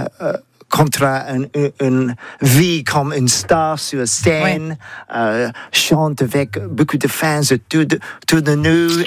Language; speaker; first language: French; non-native, learner; English